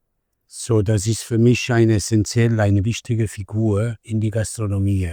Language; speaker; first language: German; non-native, fluent; Italian